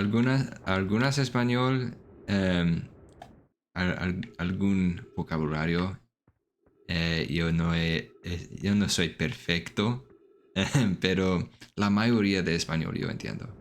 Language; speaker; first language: Spanish; non-native, learner; English